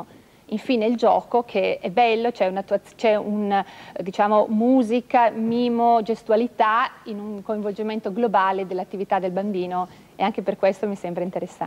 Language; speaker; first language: Italian; native; Italian